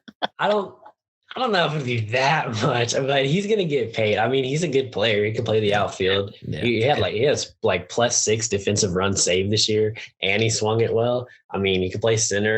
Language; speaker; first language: English; native; English